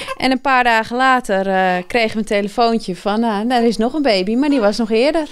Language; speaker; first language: Dutch; native; Dutch